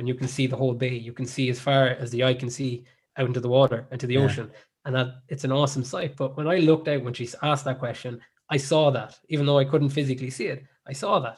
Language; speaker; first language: English; native; English